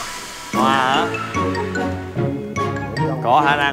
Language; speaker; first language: Vietnamese; native; Vietnamese